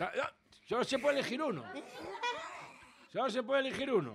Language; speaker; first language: Spanish; native; Spanish